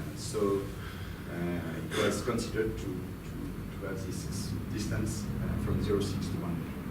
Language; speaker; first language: English; non-native, fluent; French